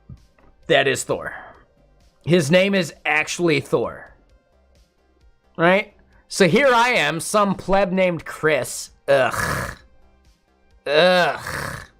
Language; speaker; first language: English; native; English